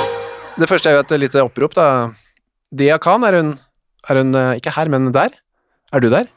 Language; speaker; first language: Norwegian; native; Norwegian